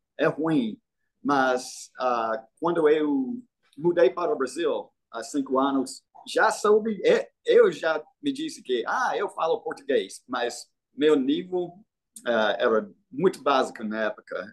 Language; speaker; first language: Portuguese; non-native, fluent; English